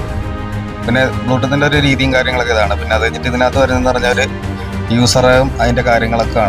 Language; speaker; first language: Malayalam; native; Malayalam